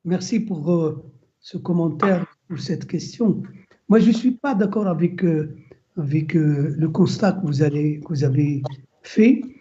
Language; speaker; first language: French; non-native, local second language; Arabic